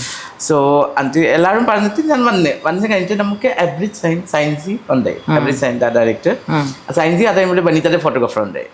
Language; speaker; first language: Malayalam; non-native, fluent; Assamese